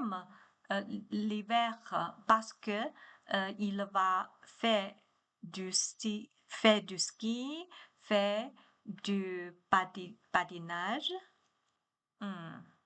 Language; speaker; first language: French; non-native, learner; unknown